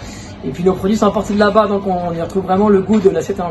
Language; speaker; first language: French; native; French